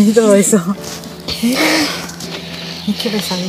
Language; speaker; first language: Spanish; native; Spanish